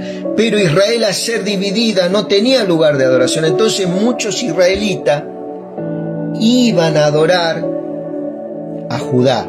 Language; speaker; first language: Spanish; native; Spanish